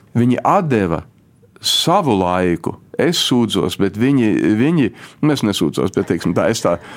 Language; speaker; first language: Latvian; early bilingual, heritage; Latvian